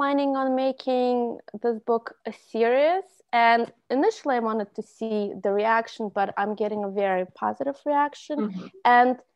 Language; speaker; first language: English; non-native, fluent; Russian